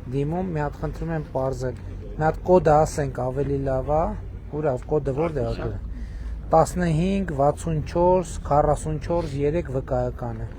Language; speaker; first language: Armenian; native; Armenian